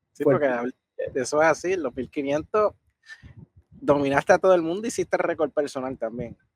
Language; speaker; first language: Spanish; native; Spanish